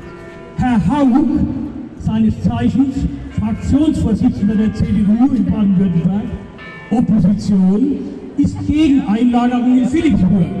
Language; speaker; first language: German; native; German